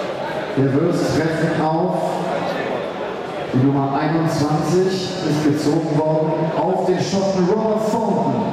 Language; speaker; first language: German; native; German